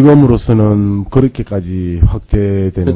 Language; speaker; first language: Korean; native; Korean